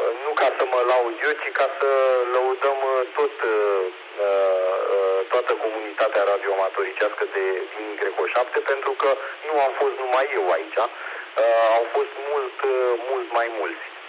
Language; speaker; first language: Romanian; native; Romanian